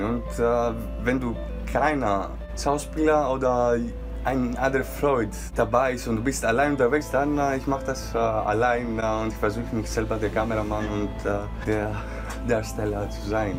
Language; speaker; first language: German; non-native, fluent; Greek